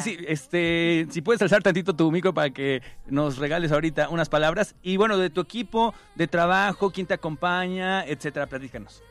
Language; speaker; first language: Spanish; native; Spanish